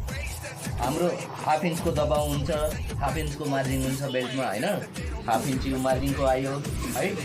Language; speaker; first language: Nepali; native; Nepali